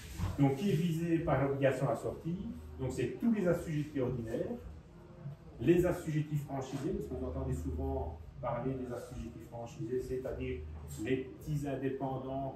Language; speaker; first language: French; native; French